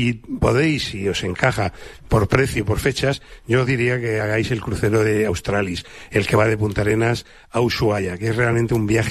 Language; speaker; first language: Spanish; native; Spanish